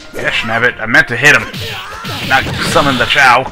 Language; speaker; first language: English; native; English